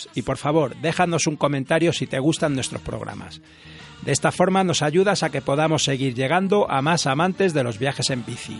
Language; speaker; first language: Spanish; native; Spanish